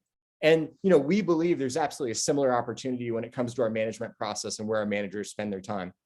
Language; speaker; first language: English; native; English